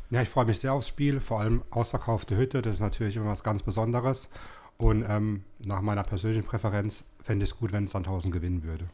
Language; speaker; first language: German; native; German